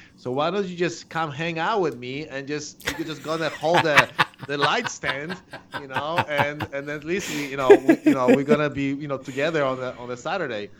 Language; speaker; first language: English; non-native, fluent; Polish